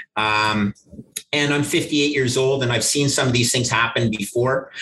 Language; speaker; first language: English; native; English